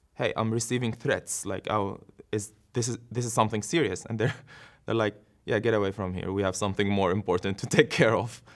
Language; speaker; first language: English; non-native, fluent; Arabic